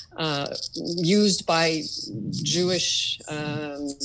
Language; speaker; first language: English; early bilingual, other home language; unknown